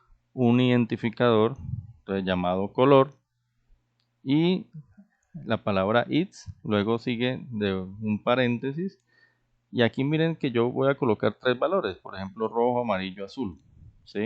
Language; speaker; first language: Spanish; native; Spanish